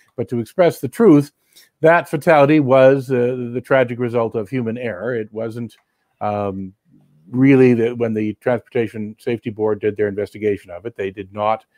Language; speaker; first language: English; native; English